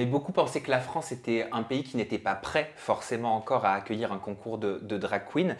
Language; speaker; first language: French; native; French